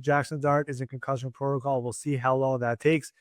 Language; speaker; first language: English; native; English